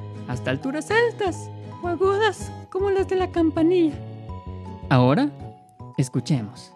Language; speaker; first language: Spanish; native; Spanish